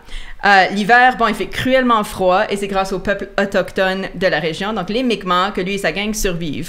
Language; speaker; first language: French; native; French